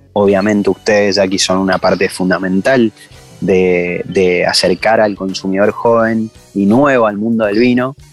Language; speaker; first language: Spanish; native; Spanish